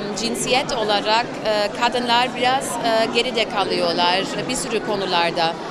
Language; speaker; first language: Turkish; early bilingual, heritage; Turkish